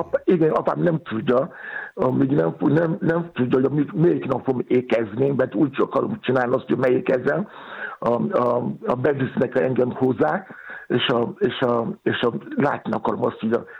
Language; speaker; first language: Hungarian; non-native, fluent; Yoruba